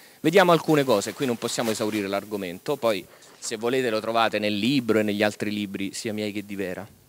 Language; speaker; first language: Italian; native; Italian